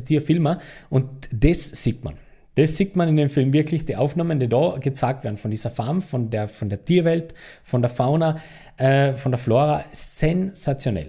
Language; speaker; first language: German; native; German